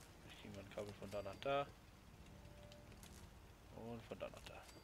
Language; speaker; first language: German; native; German